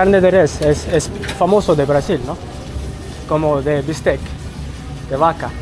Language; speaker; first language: Spanish; non-native, learner; English